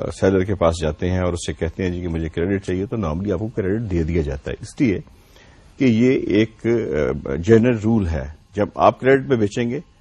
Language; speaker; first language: Urdu; non-native, local second language; Punjabi